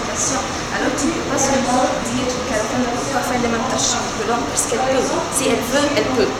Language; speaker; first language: French; non-native, fluent; Arabic